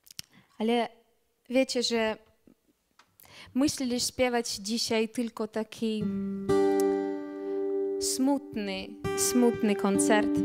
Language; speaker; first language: Polish; non-native, learner; Belarusian